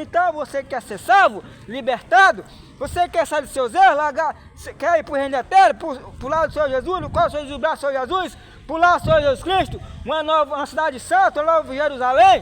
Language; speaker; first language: Portuguese; native; Portuguese